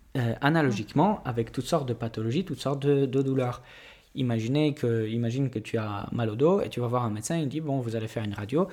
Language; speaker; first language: French; non-native, fluent; Polish